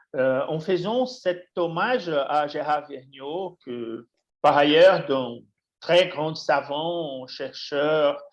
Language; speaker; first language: French; non-native, fluent; Portuguese